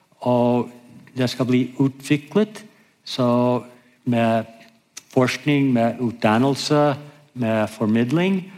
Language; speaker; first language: Norwegian; non-native, fluent; English